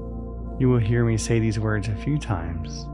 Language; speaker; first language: English; native; English